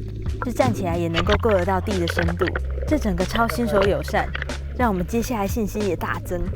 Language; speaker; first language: Chinese; native; Chinese